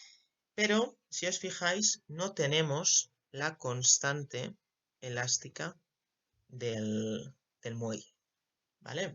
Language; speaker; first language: Spanish; native; Spanish